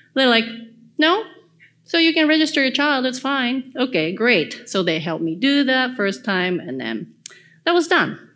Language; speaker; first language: English; early bilingual, other home language; Korean